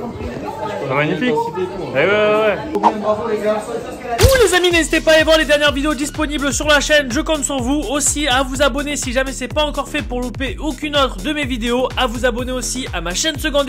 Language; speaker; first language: French; native; French